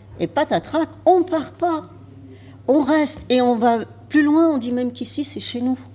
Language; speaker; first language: French; early bilingual, other home language; Arabic